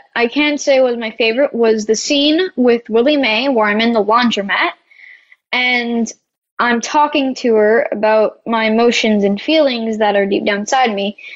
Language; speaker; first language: English; native; English